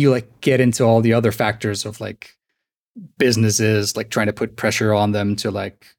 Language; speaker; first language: English; non-native, fluent; Icelandic